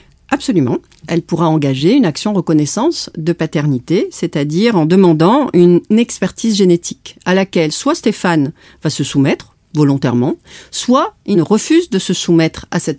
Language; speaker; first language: French; native; French